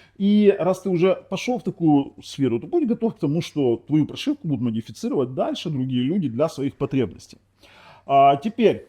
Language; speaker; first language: Russian; non-native, local second language; Ukrainian